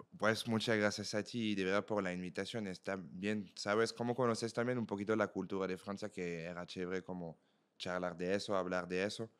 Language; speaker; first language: Spanish; non-native, fluent; French